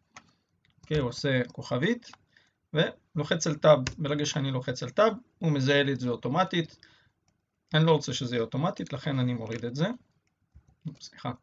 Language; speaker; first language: Hebrew; native; Hebrew